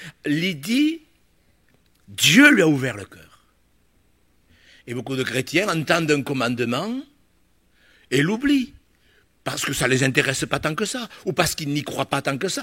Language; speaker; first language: French; native; French